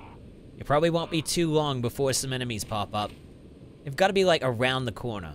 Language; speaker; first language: English; native; English